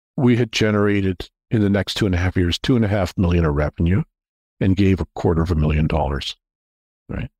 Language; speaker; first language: English; native; English